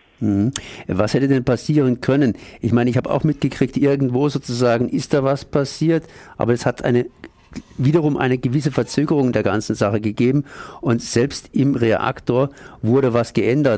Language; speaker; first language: German; native; German